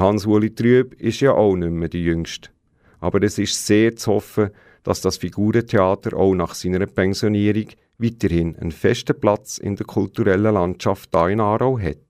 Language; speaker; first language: German; native; German